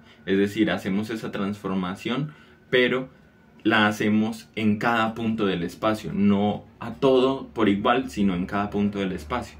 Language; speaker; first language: Spanish; native; Spanish